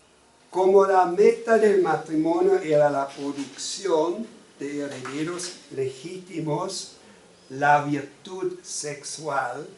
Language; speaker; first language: Spanish; non-native, fluent; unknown